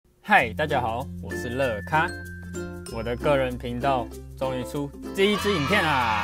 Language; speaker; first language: Chinese; native; Chinese